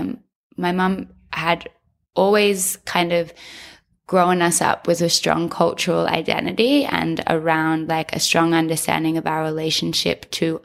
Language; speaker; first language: English; native; English